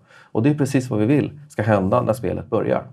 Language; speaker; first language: Swedish; native; Swedish